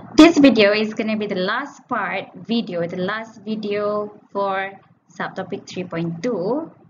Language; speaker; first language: English; non-native, local second language; Malay